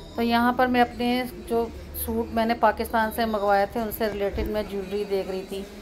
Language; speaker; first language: Urdu; non-native, local second language; Punjabi